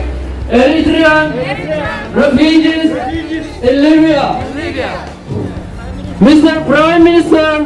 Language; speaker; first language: English; non-native, learner; Tigrinya